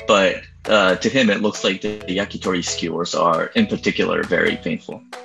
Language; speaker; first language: English; non-native, fluent; Japanese